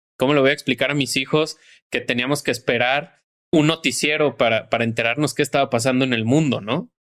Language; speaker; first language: Spanish; native; Spanish